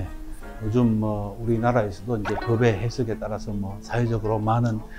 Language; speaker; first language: Korean; native; Korean